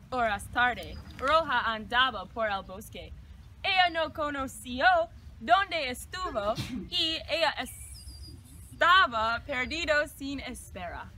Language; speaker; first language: Spanish; non-native, learner; English